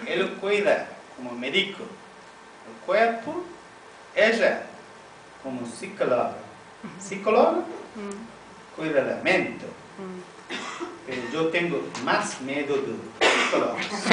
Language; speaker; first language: Spanish; non-native, fluent; Tamil